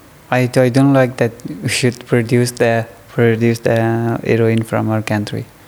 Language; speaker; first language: English; non-native, learner; Persian